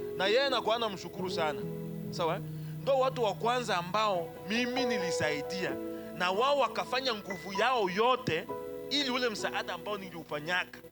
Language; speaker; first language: Swahili; non-native, local second language; Bembe